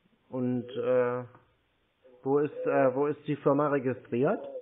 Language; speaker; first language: German; native; German